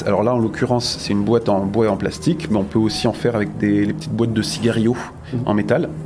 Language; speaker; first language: French; native; French